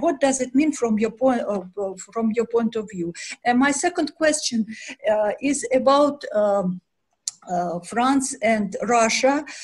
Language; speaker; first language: English; non-native, fluent; Russian